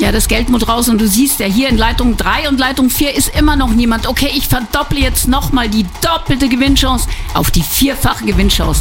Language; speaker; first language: German; native; German